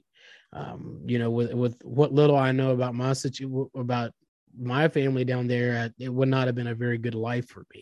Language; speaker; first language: English; native; English